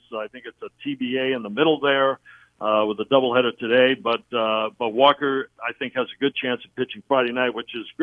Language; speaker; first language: English; native; English